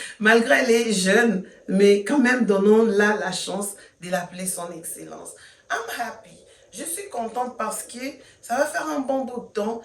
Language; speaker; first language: French; non-native, local second language; Lingala